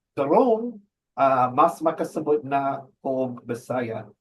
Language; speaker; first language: Cebuano; non-native, learner; English